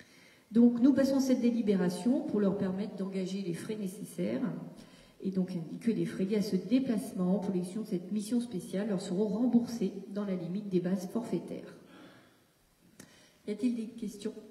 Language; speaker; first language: French; native; French